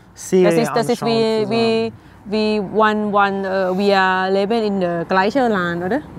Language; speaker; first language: German; non-native, learner; Thai